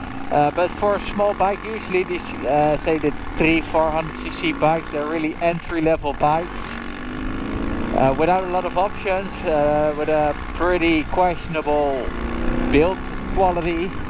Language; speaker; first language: English; non-native, fluent; Dutch